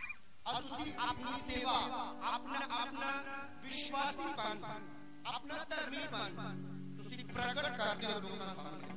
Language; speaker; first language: Hindi; non-native, local second language; Punjabi